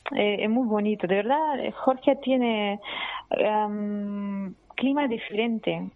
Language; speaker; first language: Spanish; non-native, fluent; Georgian